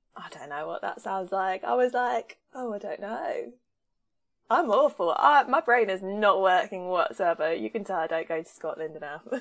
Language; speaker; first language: English; native; English